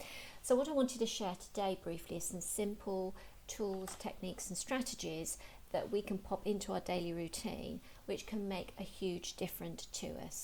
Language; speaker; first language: English; native; English